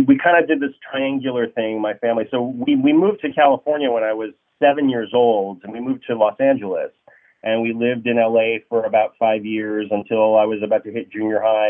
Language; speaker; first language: English; native; English